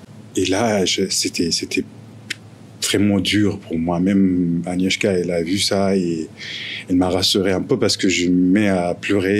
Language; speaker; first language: French; non-native, fluent; Arabic